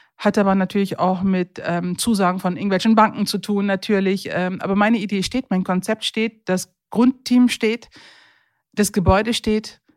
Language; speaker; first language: German; early bilingual, other home language; Turkish